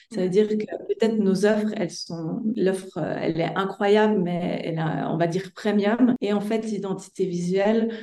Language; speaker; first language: French; native; French